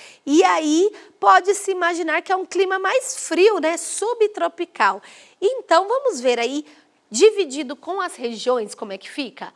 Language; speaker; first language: Portuguese; native; Portuguese